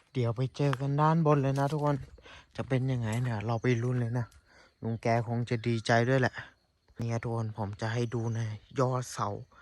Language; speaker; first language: Thai; non-native, local second language; S'gaw Karen